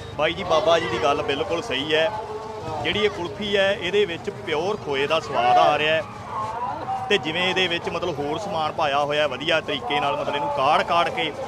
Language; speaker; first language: Punjabi; native; Punjabi